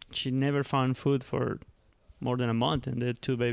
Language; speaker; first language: English; non-native, learner; Spanish